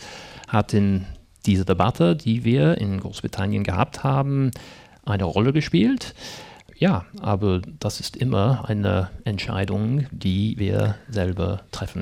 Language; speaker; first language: German; non-native, fluent; English